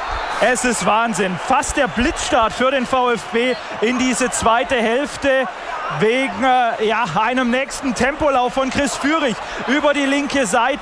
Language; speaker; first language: German; native; German